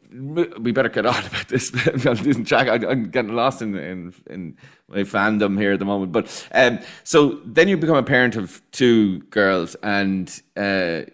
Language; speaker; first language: English; native; English